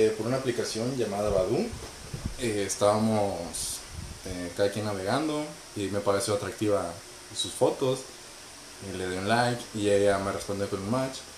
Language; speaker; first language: Spanish; native; Spanish